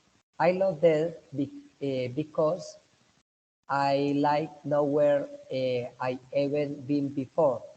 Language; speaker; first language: English; non-native, learner; Spanish